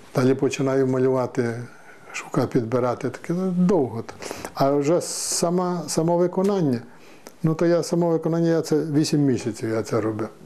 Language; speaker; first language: Ukrainian; native; Ukrainian